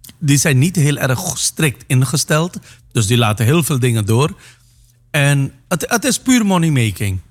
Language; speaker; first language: Dutch; non-native, local second language; Caribbean Hindustani